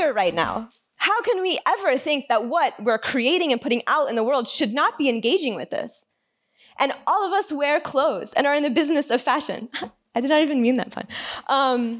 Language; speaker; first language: English; native; English